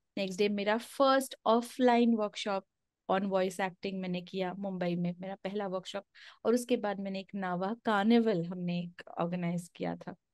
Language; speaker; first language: Hindi; non-native, local second language; Marathi